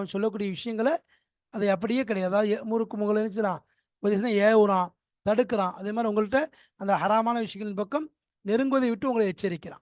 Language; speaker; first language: Tamil; native; Tamil